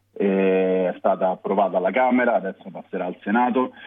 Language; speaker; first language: Italian; native; Italian